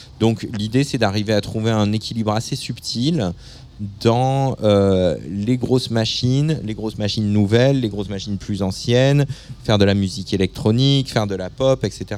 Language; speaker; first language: French; native; French